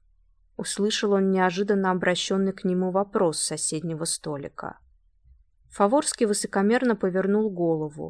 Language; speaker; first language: Russian; native; Russian